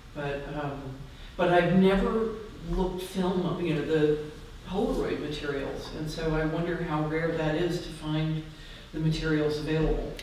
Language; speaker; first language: English; native; English